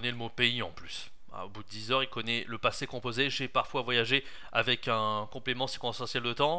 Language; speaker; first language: French; native; French